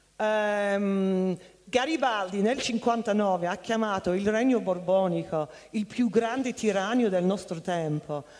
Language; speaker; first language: Italian; non-native, fluent; English